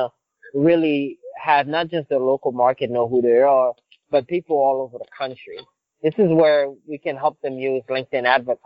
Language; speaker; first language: English; non-native, fluent; Haitian Creole